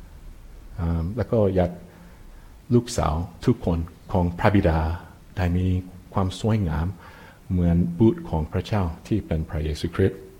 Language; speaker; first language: Thai; non-native, fluent; English